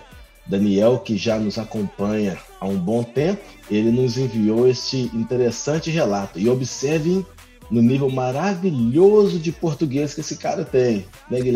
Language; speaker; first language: Portuguese; native; Portuguese